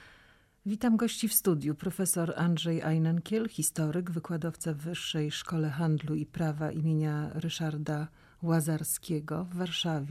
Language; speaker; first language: Polish; native; Polish